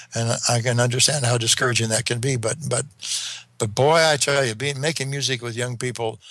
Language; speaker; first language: English; native; English